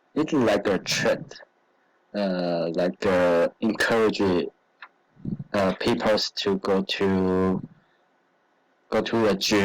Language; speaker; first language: English; non-native, learner; Chinese